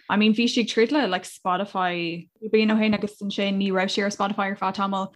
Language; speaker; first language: Irish; non-native, local second language; English